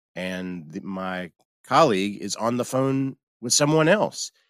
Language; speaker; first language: English; native; English